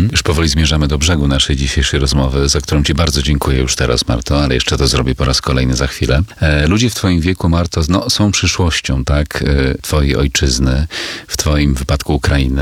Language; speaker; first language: Polish; native; Polish